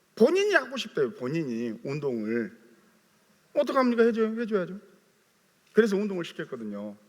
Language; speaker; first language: Korean; native; Korean